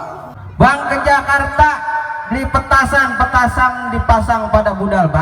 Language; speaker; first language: Indonesian; native; Indonesian